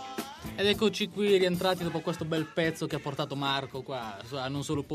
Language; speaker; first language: Italian; native; Italian